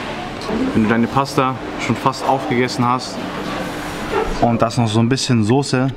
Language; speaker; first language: German; native; German